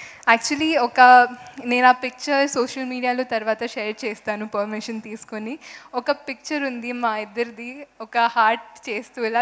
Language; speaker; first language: Telugu; non-native, fluent; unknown